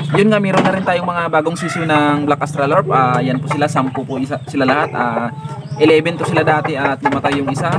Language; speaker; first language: Filipino; non-native, local second language; Iloko